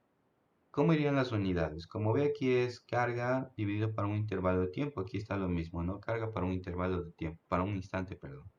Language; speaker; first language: Spanish; native; Spanish